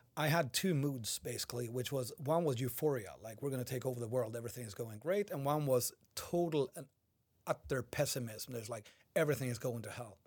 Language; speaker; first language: English; non-native, fluent; Swedish